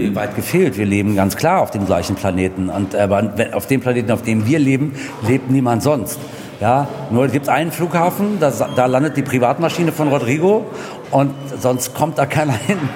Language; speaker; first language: German; native; German